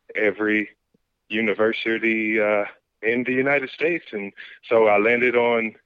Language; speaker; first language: English; native; English